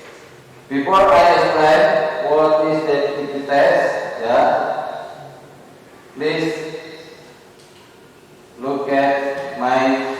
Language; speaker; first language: English; non-native, learner; Indonesian